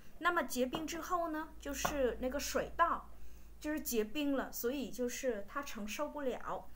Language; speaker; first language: Chinese; non-native, fluent; Vietnamese